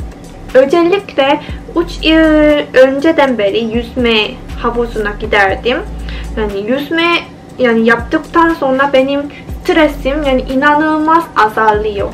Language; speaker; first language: Turkish; non-native, fluent; Korean